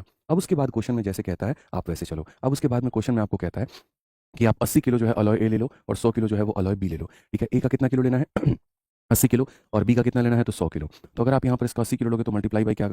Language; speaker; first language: Hindi; native; Hindi